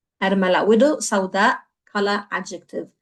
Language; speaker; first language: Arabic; non-native, fluent; English